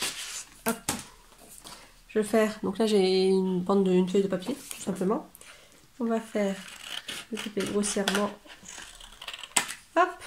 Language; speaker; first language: French; native; French